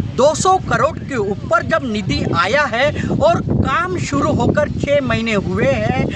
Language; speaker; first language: Hindi; non-native, local second language; Marathi